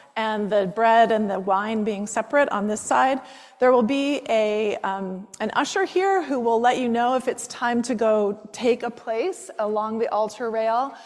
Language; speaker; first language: English; native; English